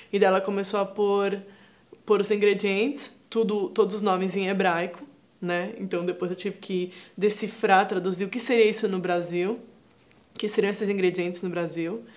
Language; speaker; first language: Portuguese; native; Portuguese